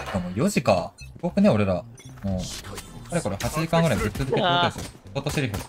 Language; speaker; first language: Japanese; native; Japanese